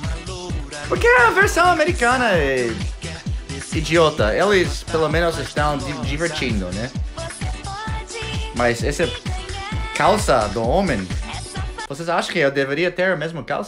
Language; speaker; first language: Portuguese; non-native, fluent; English